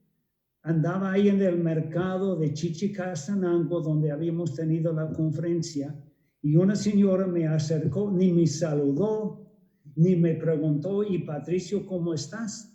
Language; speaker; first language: Spanish; non-native, fluent; English